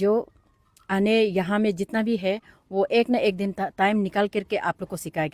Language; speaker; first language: Hindi; non-native, local second language; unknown